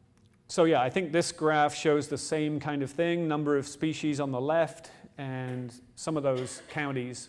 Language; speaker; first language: English; native; English